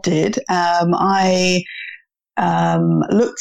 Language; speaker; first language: English; native; English